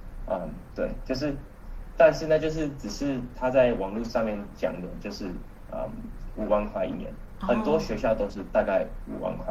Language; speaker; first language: Chinese; early bilingual, heritage; Chinese